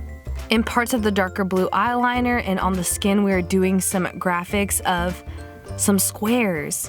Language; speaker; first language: English; native; English